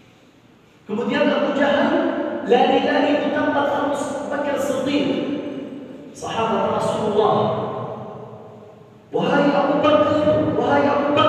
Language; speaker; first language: Indonesian; non-native, learner; Arabic